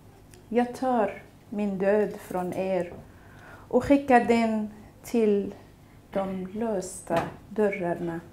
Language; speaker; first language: Swedish; non-native, fluent; Kurdish